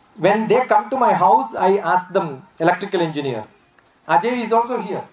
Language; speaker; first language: English; non-native, local second language; Malayalam